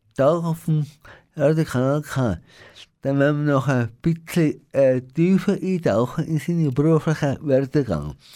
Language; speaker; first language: German; native; German